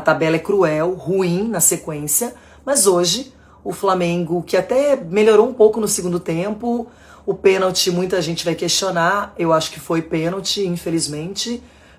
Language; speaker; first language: Portuguese; native; Portuguese